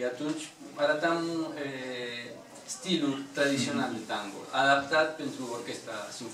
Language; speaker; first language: Romanian; non-native, fluent; Spanish